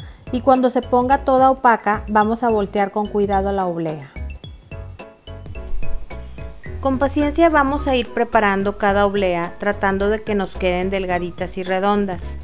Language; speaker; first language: Spanish; native; Spanish